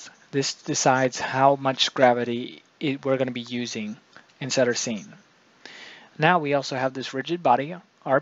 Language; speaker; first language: English; native; English